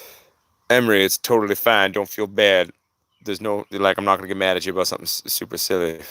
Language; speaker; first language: English; native; English